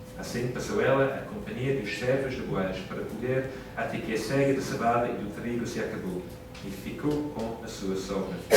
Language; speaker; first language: Portuguese; non-native, fluent; English